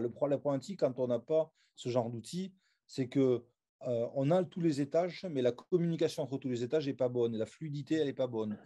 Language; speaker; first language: French; native; French